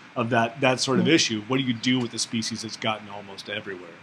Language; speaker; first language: English; native; English